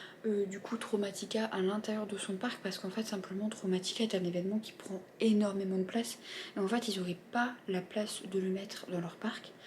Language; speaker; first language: French; native; French